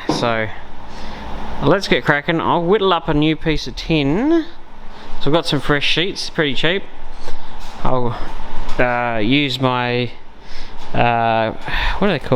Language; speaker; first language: English; native; English